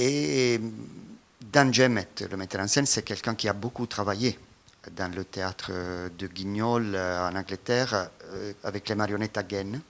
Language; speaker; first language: French; non-native, fluent; Italian